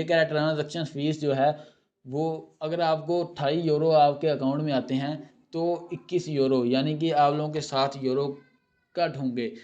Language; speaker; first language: Urdu; non-native, local second language; Punjabi